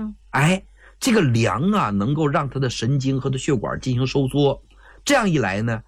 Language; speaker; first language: Chinese; native; Chinese